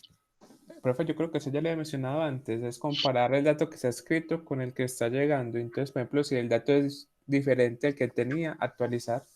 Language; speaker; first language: Spanish; native; Spanish